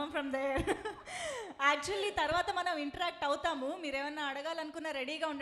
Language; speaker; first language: Telugu; native; Telugu